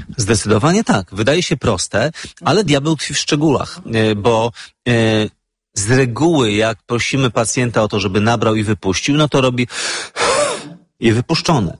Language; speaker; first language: Polish; native; Polish